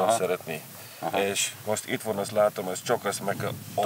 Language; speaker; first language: Hungarian; non-native, learner; Afrikaans